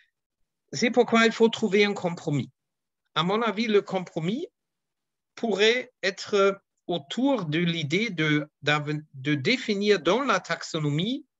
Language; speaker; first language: French; non-native, fluent; German